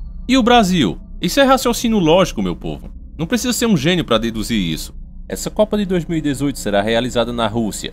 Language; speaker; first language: Portuguese; native; Portuguese